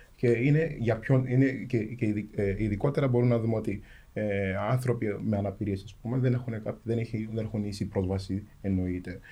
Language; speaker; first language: Greek; early bilingual, other home language; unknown